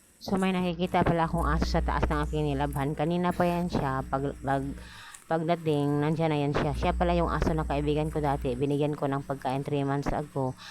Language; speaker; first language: Filipino; non-native, local second language; Cebuano